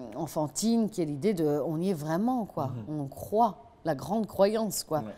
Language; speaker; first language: French; native; French